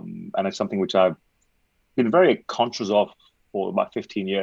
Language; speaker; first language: English; non-native, local second language; Hindi